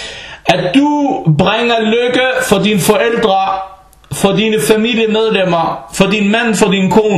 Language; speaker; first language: Danish; non-native, fluent; Arabic